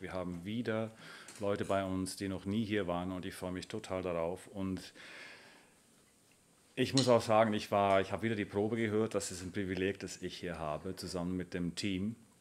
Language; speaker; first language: German; native; German